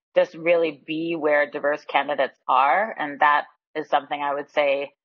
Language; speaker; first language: English; non-native, fluent; Danish